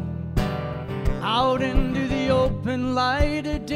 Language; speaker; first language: English; native; English